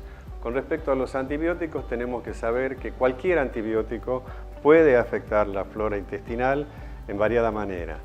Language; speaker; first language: Spanish; native; Spanish